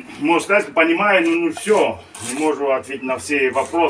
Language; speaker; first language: Russian; early bilingual, heritage; Russian